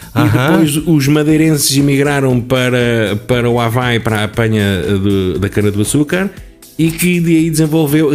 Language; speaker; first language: Portuguese; native; Portuguese